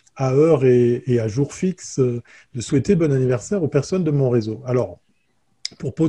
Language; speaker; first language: French; native; French